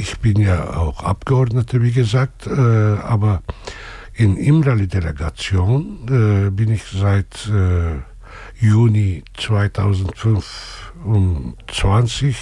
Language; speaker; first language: German; non-native, fluent; Kurdish